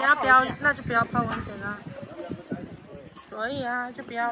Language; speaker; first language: Chinese; native; Chinese